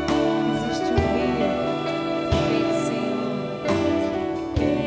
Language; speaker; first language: Portuguese; native; Portuguese